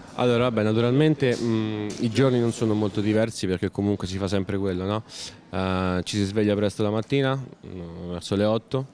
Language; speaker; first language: Italian; native; Italian